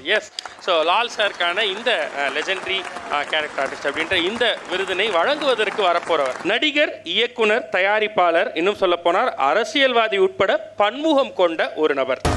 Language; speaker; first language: Tamil; native; Tamil